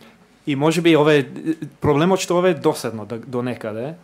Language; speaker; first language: Macedonian; non-native, fluent; English